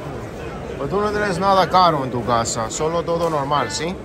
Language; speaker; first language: Spanish; early bilingual, heritage; English